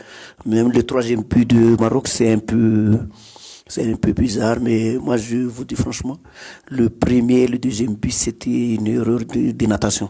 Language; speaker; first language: French; non-native, local second language; Malagasy